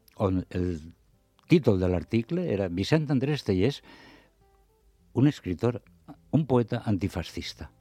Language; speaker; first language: Catalan; non-native, local second language; Spanish